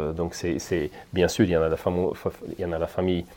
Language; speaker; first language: French; non-native, fluent; Hungarian